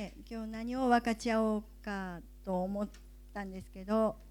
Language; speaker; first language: Japanese; native; Japanese